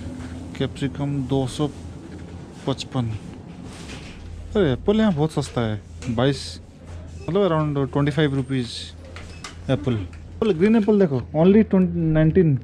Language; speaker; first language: Hindi; non-native, local second language; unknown